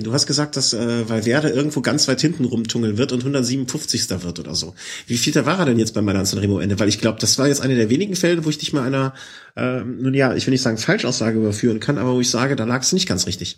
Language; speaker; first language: German; native; German